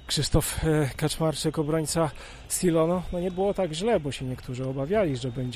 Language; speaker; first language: Polish; native; Polish